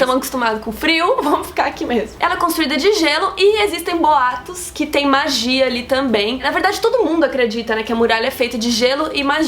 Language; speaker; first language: Portuguese; native; Portuguese